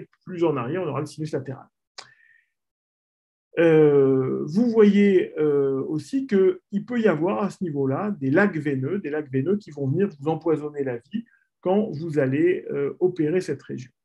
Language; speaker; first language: French; native; French